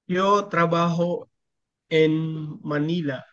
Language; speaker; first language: Spanish; non-native, learner; Filipino